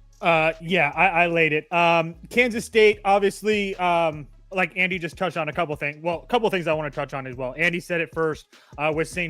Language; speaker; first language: English; native; English